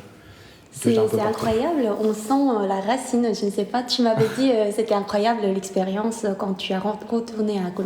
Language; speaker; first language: French; non-native, learner; Korean